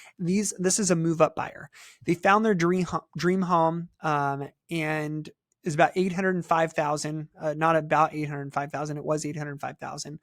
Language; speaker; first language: English; native; English